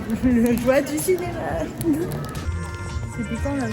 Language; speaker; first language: French; native; French